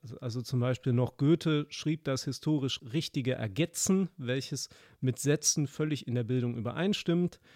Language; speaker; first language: German; native; German